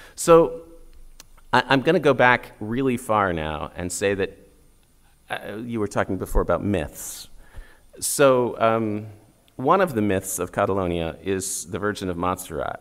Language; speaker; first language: English; native; English